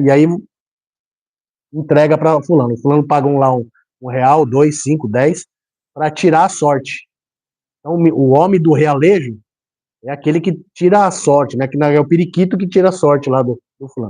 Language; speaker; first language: Portuguese; native; Portuguese